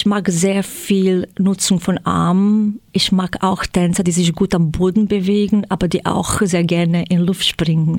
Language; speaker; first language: German; non-native, fluent; Croatian